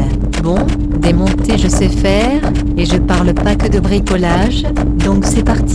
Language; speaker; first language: French; native; French